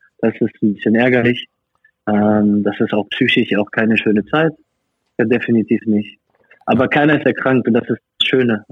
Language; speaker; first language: German; non-native, fluent; French